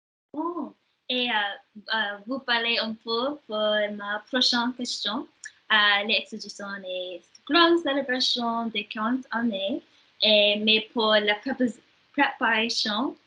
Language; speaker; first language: French; non-native, learner; English